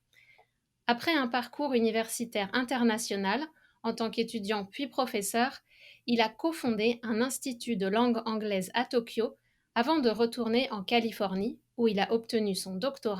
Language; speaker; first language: French; native; French